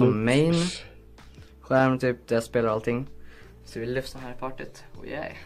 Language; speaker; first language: Swedish; native; Swedish